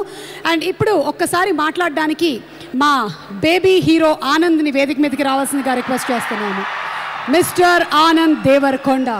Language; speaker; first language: Telugu; native; Telugu